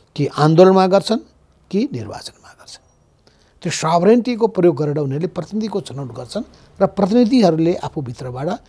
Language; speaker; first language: Nepali; native; Nepali